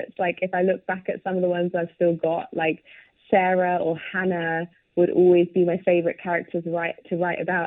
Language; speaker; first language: English; native; English